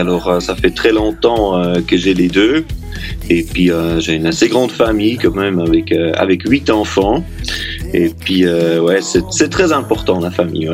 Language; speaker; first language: French; native; French